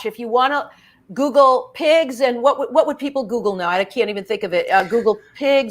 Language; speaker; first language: English; native; English